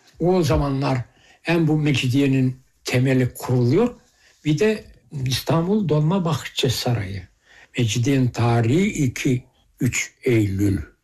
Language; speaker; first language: Turkish; early bilingual, heritage; Turkish